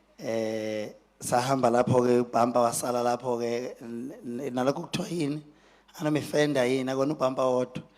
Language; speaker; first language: Zulu; native; Zulu